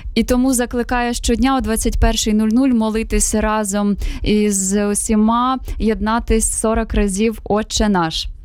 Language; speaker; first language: Ukrainian; native; Ukrainian